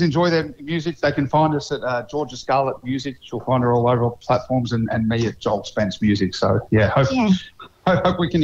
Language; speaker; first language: English; native; English